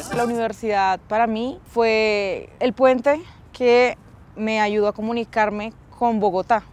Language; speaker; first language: Spanish; native; Spanish